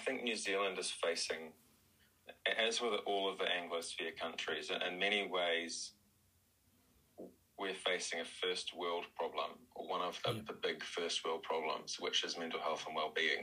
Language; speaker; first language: English; native; English